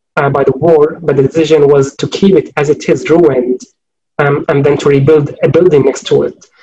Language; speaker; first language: English; non-native, fluent; Arabic